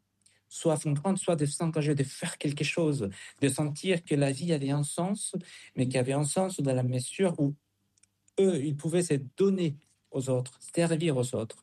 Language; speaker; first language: French; non-native, fluent; Spanish